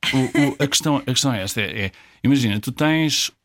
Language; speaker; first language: Portuguese; native; Portuguese